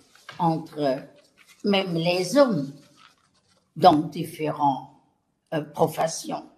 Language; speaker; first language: French; non-native, local second language; Luxembourgish